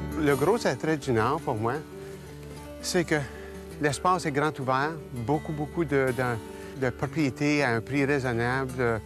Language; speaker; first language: French; native; French